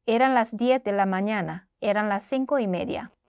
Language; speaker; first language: Spanish; non-native, fluent; Korean